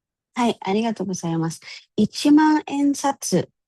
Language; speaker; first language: Japanese; non-native, fluent; Filipino